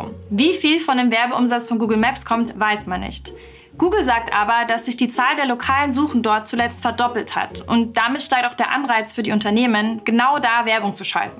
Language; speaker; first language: German; native; German